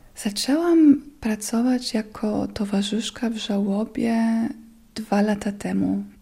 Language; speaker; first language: Polish; non-native, fluent; German